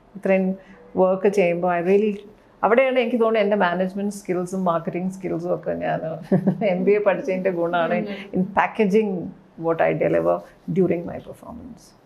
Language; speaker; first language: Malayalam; early bilingual, heritage; Malayalam